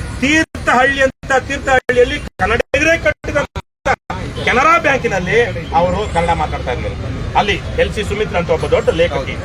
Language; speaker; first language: Kannada; native; Kannada